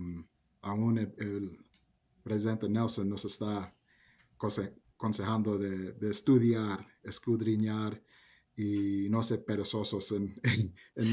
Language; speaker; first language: Spanish; early bilingual, heritage; Spanish